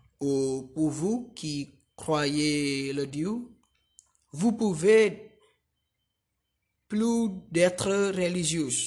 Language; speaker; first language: French; non-native, learner; Indonesian